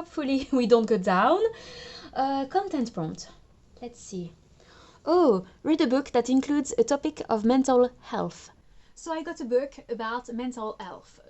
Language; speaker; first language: English; non-native, fluent; French